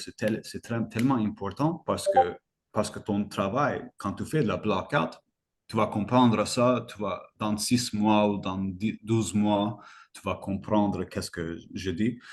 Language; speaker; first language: French; non-native, fluent; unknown